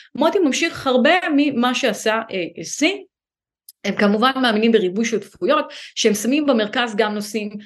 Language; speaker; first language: Hebrew; early bilingual, other home language; Hindi